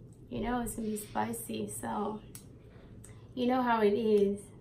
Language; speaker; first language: English; non-native, learner; Thai